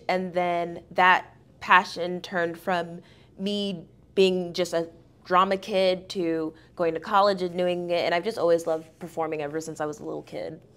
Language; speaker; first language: English; native; English